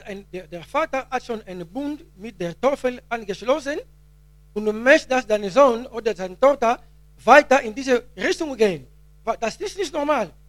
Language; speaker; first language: German; non-native, learner; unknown